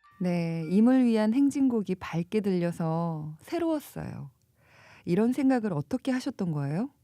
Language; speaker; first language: Korean; native; Korean